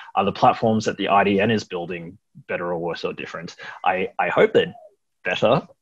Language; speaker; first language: English; native; English